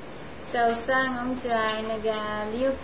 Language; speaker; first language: Chinese; non-native, learner; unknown